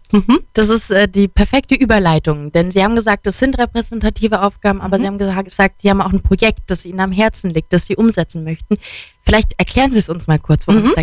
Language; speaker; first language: German; native; German